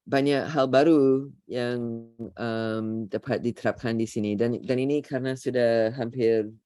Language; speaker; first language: Indonesian; non-native, fluent; English